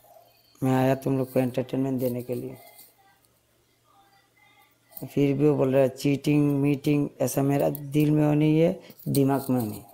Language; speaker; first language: Hindi; non-native, learner; Bangla